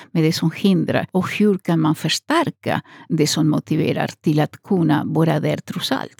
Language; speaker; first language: Swedish; non-native, fluent; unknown